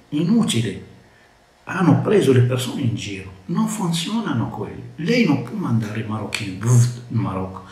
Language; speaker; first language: Italian; non-native, learner; Arabic